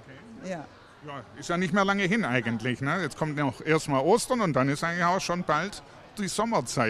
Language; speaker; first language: German; native; German